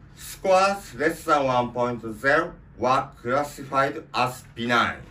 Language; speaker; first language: English; non-native, learner; Japanese